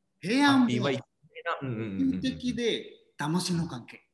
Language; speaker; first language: Japanese; non-native, learner; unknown